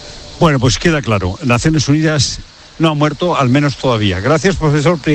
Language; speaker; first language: Spanish; native; Spanish